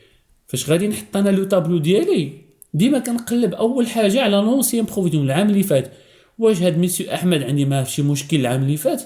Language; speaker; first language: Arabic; native; Arabic